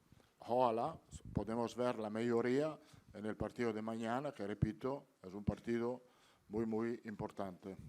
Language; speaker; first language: Spanish; non-native, fluent; Italian